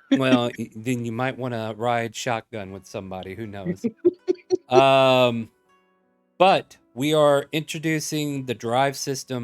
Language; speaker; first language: English; native; English